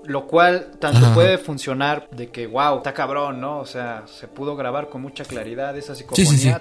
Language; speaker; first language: Spanish; native; Spanish